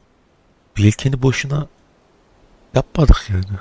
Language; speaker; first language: Turkish; native; Turkish